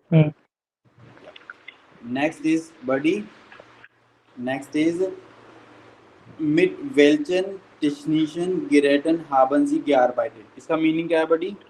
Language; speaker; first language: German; non-native, fluent; Hindi